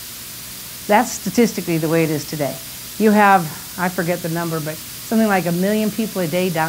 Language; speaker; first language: English; native; English